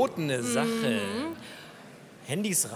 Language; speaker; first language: German; native; German